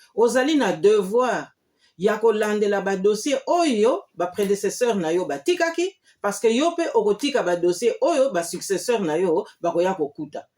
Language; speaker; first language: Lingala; non-native, local second language; Kongo